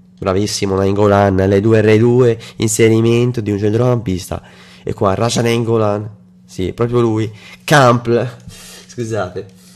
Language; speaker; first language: Italian; native; Italian